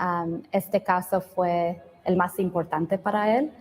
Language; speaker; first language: Spanish; early bilingual, other home language; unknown